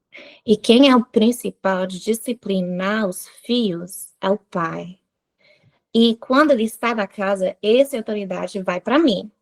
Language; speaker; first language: Portuguese; non-native, fluent; English